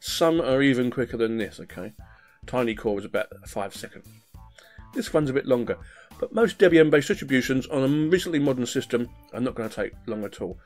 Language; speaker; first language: English; native; English